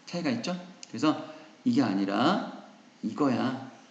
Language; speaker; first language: Korean; native; Korean